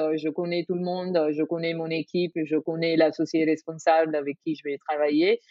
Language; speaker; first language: French; non-native, fluent; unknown